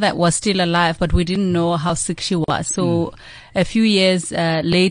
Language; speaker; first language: English; non-native, local second language; Xhosa